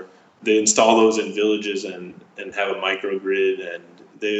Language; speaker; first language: English; native; English